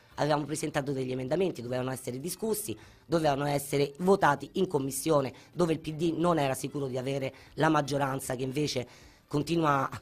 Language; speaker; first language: Italian; native; Italian